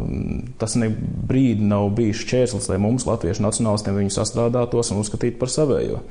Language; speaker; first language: Latvian; native; Latvian